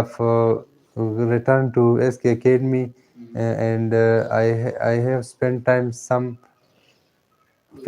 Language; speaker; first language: English; non-native, learner; Pashto